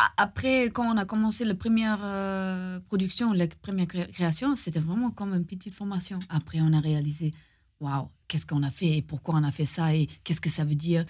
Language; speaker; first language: French; non-native, fluent; German